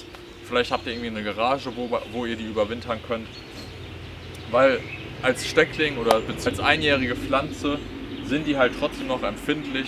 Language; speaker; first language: German; native; German